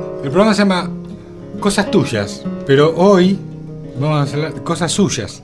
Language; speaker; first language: Spanish; native; Spanish